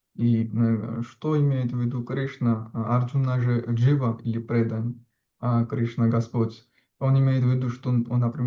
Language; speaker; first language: Russian; non-native, fluent; Georgian